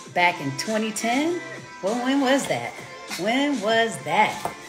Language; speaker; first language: English; native; English